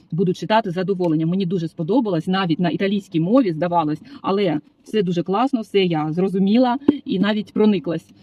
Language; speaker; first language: Ukrainian; non-native, local second language; Russian